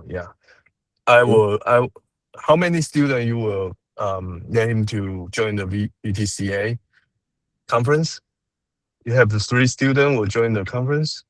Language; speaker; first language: English; non-native, learner; Chinese